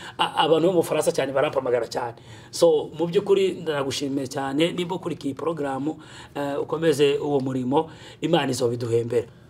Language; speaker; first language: Kinyarwanda; early bilingual, heritage; Kinyarwanda